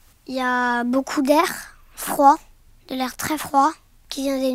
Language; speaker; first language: French; native; French